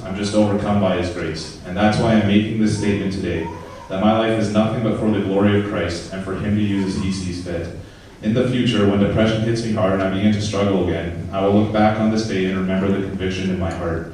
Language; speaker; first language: English; native; English